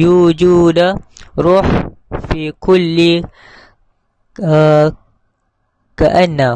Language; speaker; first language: Arabic; non-native, learner; Malay